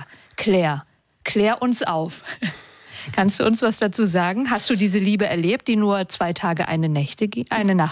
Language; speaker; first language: German; native; German